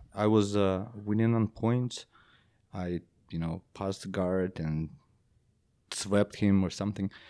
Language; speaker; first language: English; non-native, fluent; Belarusian